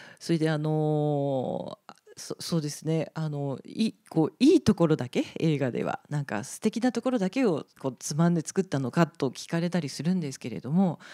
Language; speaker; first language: Japanese; native; Japanese